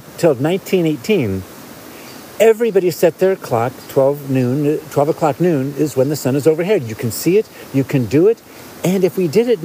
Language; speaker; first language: English; native; English